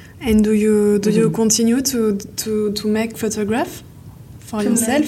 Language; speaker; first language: English; non-native, fluent; French